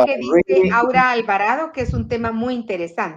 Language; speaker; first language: Spanish; native; Spanish